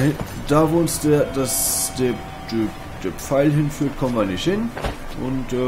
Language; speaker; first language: German; native; German